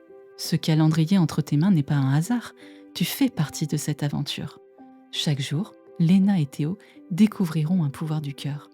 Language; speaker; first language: French; native; French